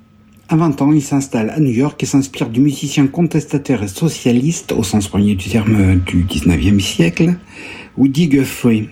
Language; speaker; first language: French; native; French